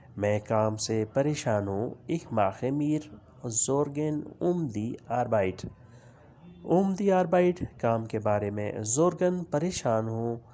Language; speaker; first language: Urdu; non-native, local second language; Punjabi